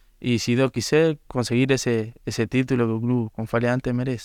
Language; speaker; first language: Portuguese; non-native, learner; Spanish